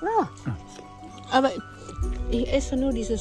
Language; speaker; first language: German; non-native, fluent; Indonesian